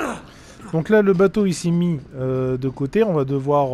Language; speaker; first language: French; native; French